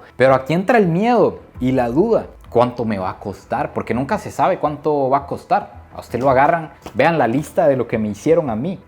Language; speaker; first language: Spanish; native; Spanish